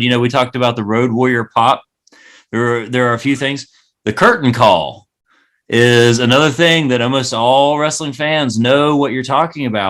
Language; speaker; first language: English; native; English